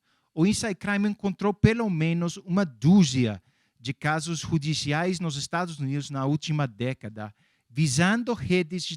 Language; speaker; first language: Portuguese; non-native, fluent; English